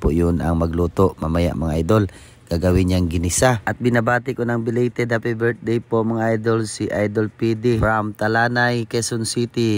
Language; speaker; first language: Filipino; native; Filipino